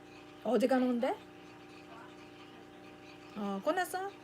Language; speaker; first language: Korean; non-native, learner; Filipino